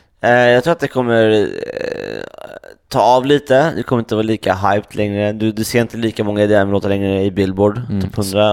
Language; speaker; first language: Swedish; native; Swedish